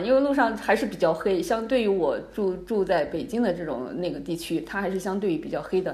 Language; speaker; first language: Chinese; native; Chinese